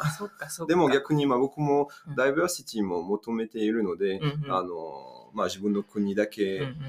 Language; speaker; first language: Japanese; non-native, fluent; French